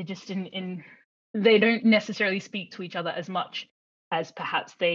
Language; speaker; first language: English; native; English